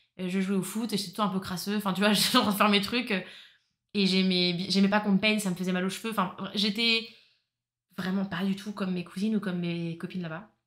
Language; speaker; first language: French; native; French